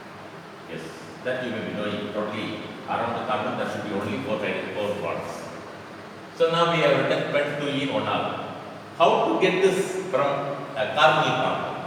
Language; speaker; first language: English; non-native, local second language; Tamil